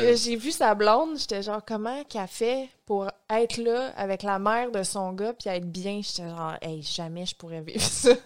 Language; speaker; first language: French; native; French